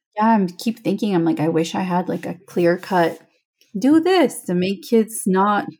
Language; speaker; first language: English; non-native, fluent; Spanish